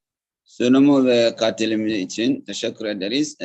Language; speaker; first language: Turkish; non-native, learner; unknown